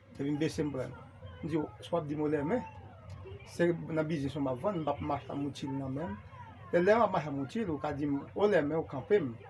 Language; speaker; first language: Haitian Creole; native; Haitian Creole